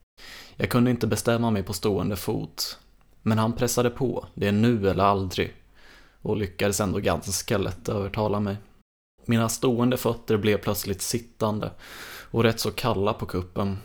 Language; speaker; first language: Swedish; native; Swedish